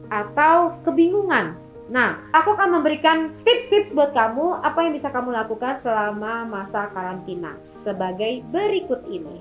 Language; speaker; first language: Indonesian; native; Indonesian